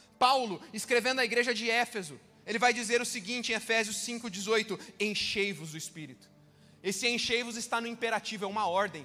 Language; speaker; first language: Portuguese; native; Portuguese